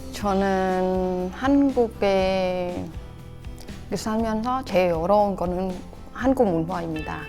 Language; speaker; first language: Korean; non-native, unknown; Khmer